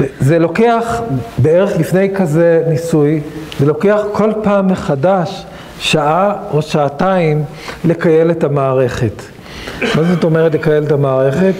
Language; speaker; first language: Hebrew; native; Hebrew